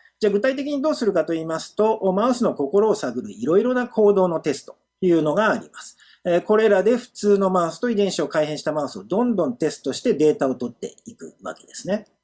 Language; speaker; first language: Japanese; native; Japanese